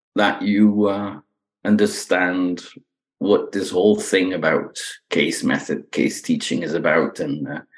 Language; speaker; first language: English; non-native, fluent; Dutch